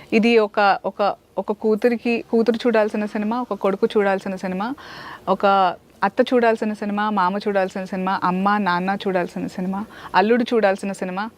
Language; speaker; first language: Telugu; native; Telugu